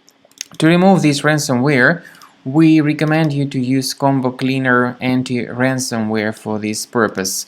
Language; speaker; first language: English; non-native, fluent; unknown